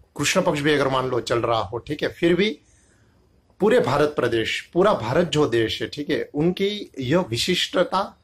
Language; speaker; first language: Hindi; non-native, local second language; Gujarati